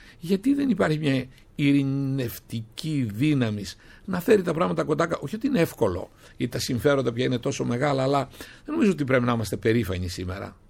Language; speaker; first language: Greek; native; Greek